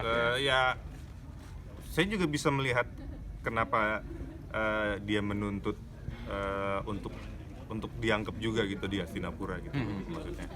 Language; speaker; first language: Indonesian; native; Indonesian